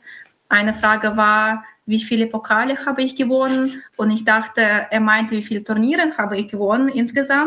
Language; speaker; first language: German; non-native, fluent; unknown